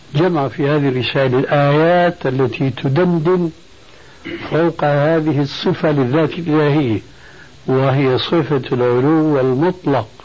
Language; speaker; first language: Arabic; early bilingual, other home language; Albanian